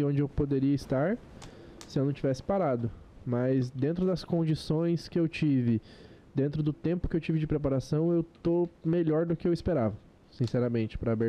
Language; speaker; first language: Portuguese; native; Portuguese